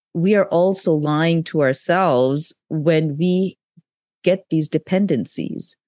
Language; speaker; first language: English; non-native, local second language; Urdu